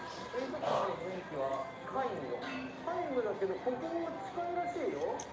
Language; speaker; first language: Japanese; native; Japanese